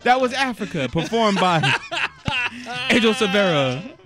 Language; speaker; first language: English; native; English